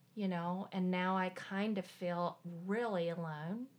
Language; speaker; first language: English; native; English